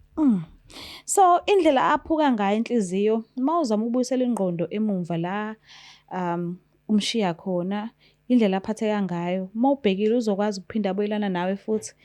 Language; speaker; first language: Zulu; native; Zulu